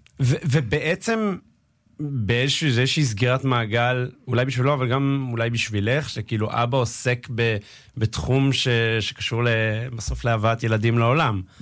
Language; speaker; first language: Hebrew; native; Hebrew